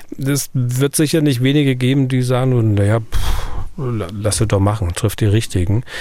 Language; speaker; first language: German; native; German